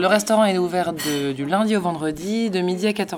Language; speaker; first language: French; native; French